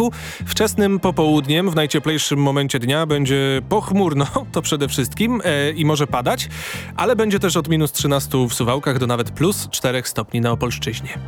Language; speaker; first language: Polish; native; Polish